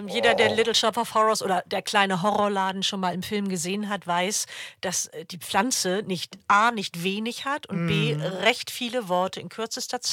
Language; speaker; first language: German; native; German